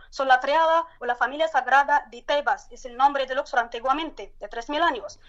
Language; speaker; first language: Spanish; non-native, learner; Arabic